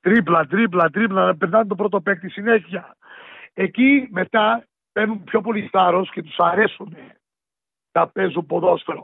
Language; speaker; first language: Greek; early bilingual, heritage; Greek